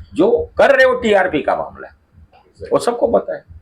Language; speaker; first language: Hindi; non-native, local second language; Marathi